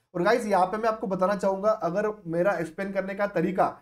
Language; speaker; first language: Hindi; non-native, local second language; Marathi